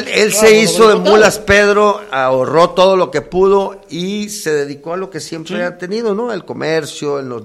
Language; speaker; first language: Spanish; native; Spanish